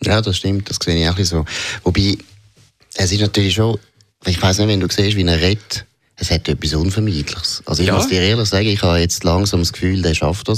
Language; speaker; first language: German; native; German